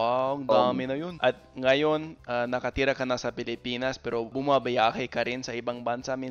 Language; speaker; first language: Filipino; non-native, fluent; English